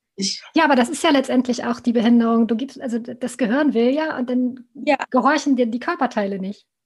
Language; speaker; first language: German; native; German